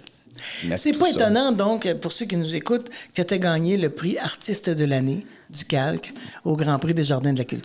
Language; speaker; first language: French; native; French